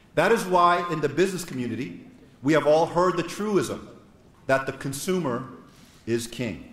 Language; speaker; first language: English; non-native, fluent; Korean